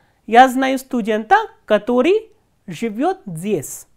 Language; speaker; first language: Russian; non-native, fluent; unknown